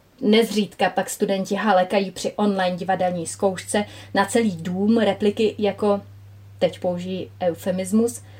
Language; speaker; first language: Czech; native; Czech